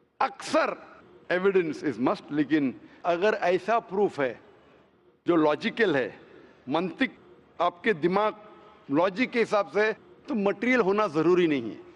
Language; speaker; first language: Hindi; non-native, local second language; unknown